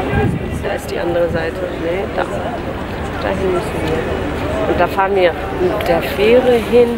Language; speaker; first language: German; early bilingual, other home language; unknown